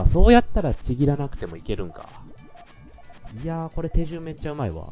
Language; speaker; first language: Japanese; native; Japanese